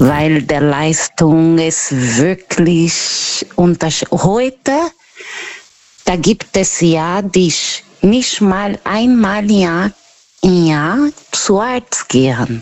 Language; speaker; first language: German; non-native, learner; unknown